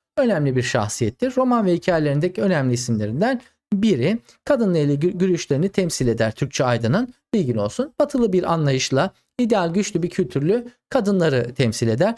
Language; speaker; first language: Turkish; native; Turkish